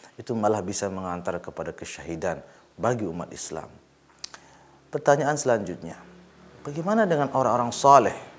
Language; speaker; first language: Malay; non-native, local second language; Sasak